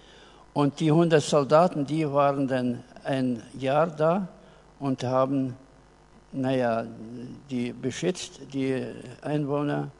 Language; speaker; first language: German; early bilingual, heritage; German